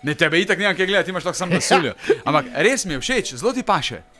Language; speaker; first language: Slovenian; native; Slovenian